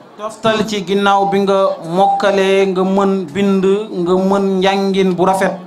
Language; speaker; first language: Wolof; non-native, local second language; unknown